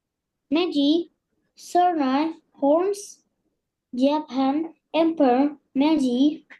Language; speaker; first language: English; non-native, learner; Vietnamese